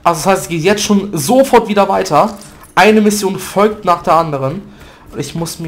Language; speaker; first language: German; native; German